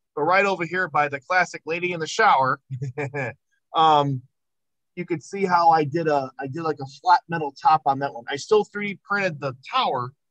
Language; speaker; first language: English; native; English